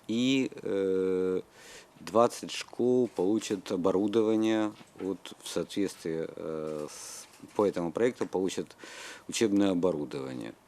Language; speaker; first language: Russian; native; Russian